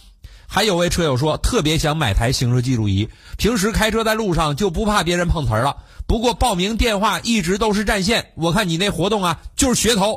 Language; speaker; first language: Chinese; native; Chinese